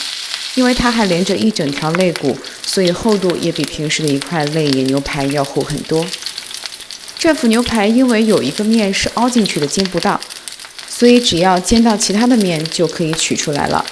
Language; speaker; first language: Chinese; native; Chinese